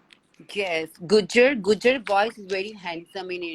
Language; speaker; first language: English; non-native, learner; Hindi